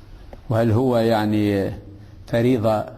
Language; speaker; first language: Arabic; native; Arabic